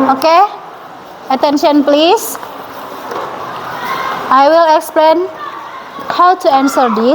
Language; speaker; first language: English; non-native, learner; Indonesian